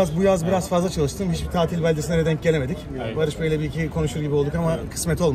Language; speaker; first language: Turkish; native; Turkish